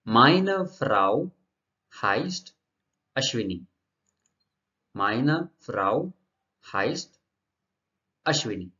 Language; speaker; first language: German; non-native, learner; Marathi